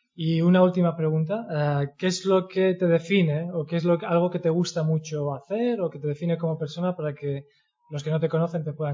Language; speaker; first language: Spanish; native; Spanish